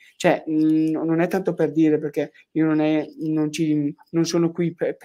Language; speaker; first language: Italian; native; Italian